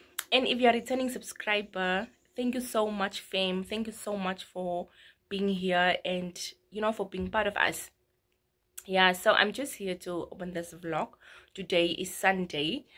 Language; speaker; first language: English; non-native, local second language; Afrikaans